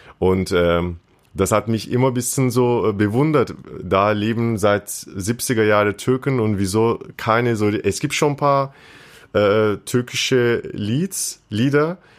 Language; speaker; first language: German; non-native, fluent; Turkish